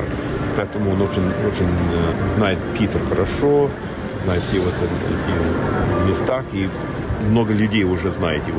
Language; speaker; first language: Russian; non-native, fluent; English